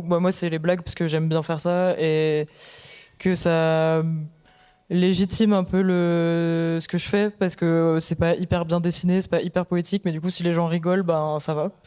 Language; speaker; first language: French; native; French